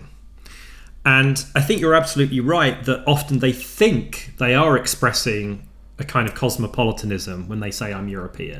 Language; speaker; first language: English; native; English